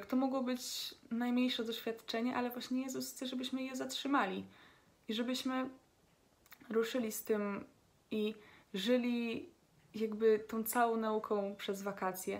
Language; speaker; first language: Polish; native; Polish